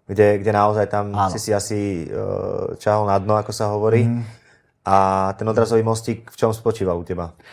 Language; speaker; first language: Slovak; native; Slovak